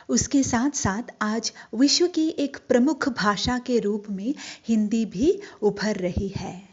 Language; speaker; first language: Hindi; non-native, local second language; Malayalam